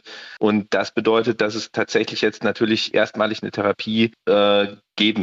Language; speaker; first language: German; native; German